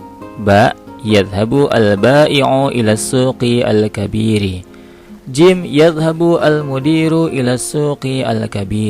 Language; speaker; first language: Arabic; non-native, fluent; Indonesian